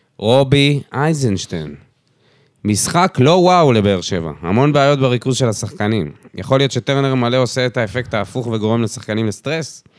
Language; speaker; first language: Hebrew; native; Hebrew